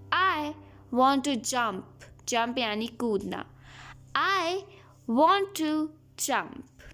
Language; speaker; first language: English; non-native, local second language; Hindi